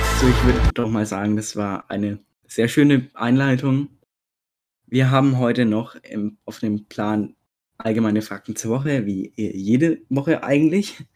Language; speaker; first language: German; native; German